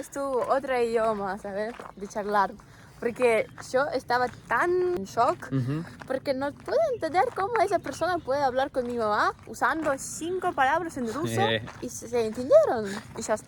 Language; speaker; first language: Spanish; non-native, fluent; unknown